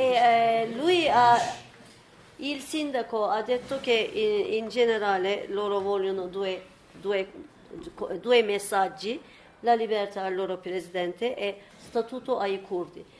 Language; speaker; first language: Italian; non-native, learner; Turkish